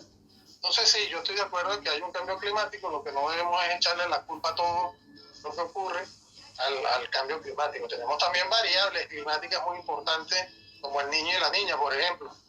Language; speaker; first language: Spanish; native; Spanish